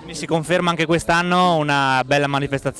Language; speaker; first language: Italian; native; Italian